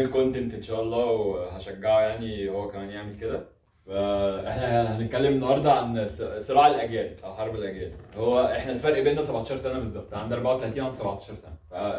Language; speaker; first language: Arabic; native; Arabic